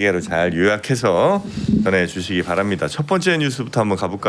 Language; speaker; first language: Korean; native; Korean